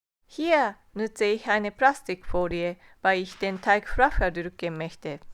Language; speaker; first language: German; non-native, fluent; Japanese